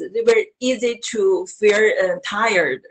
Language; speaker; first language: English; non-native, learner; Chinese